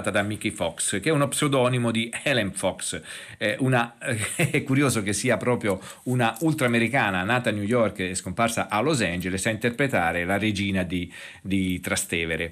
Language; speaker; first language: Italian; native; Italian